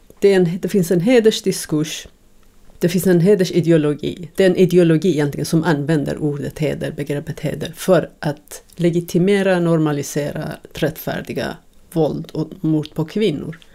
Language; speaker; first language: Swedish; non-native, fluent; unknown